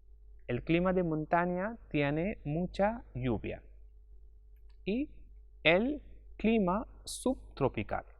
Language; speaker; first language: Spanish; non-native, fluent; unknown